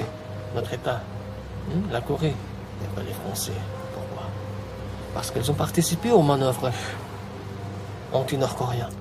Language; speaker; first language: French; non-native, fluent; Korean